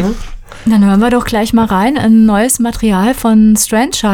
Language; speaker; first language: German; native; German